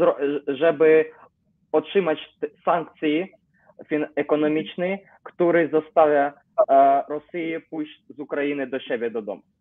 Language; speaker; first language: Polish; non-native, learner; Ukrainian